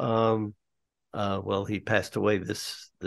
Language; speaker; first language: English; native; English